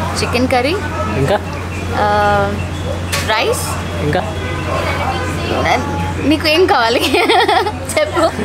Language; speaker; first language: Telugu; non-native, learner; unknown